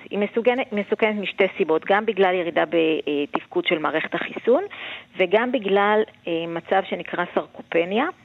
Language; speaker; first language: Hebrew; native; Hebrew